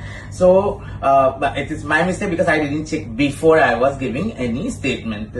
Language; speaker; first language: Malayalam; non-native, fluent; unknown